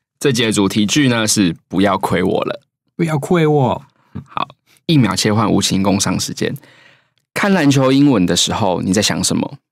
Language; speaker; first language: Chinese; native; Chinese